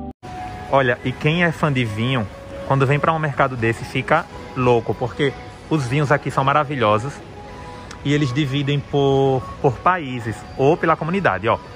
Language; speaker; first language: Portuguese; native; Portuguese